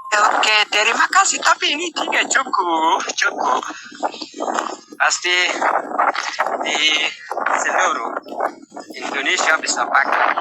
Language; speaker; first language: Indonesian; non-native, learner; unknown